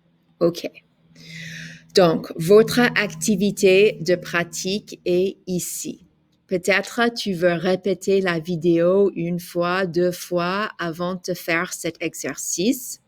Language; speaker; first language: French; non-native, fluent; English